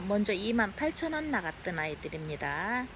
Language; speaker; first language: Korean; native; Korean